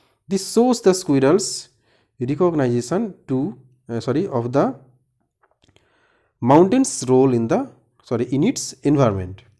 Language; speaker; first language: English; non-native, local second language; Bangla